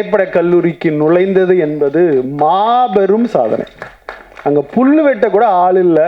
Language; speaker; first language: Tamil; native; Tamil